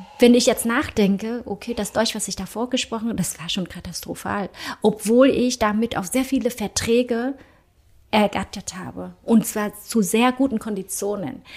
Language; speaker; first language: German; early bilingual, other home language; Vietnamese